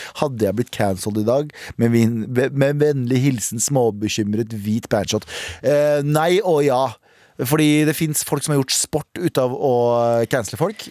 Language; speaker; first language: Norwegian; early bilingual, other home language; Kurdish